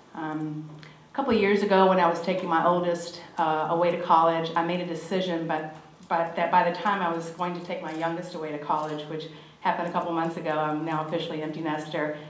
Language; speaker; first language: English; native; English